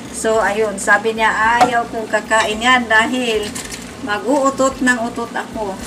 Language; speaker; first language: Filipino; non-native, local second language; Cebuano